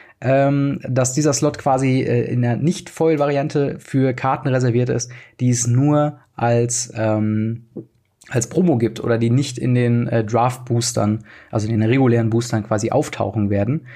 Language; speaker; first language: German; native; German